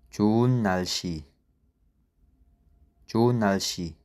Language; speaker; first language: Korean; non-native, learner; Filipino